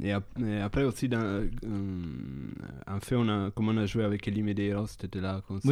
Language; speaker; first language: French; non-native, fluent; Italian